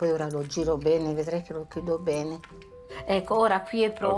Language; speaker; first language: Italian; native; Italian